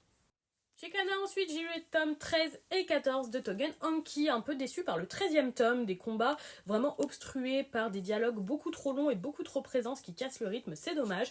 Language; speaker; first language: French; native; French